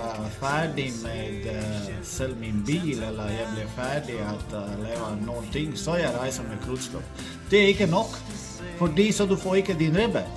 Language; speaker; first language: Danish; non-native, fluent; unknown